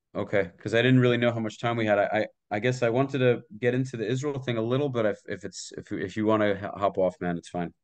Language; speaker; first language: English; native; English